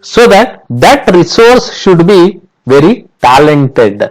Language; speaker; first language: English; non-native, local second language; Kannada